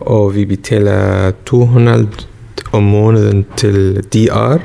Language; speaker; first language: Danish; non-native, learner; Arabic